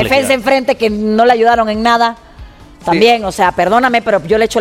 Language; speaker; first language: Spanish; native; Spanish